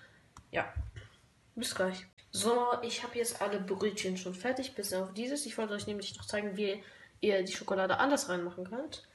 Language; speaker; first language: German; native; German